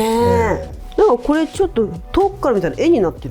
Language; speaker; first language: Japanese; native; Japanese